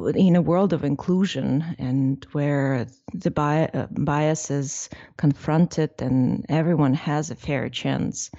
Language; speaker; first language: English; non-native, fluent; Russian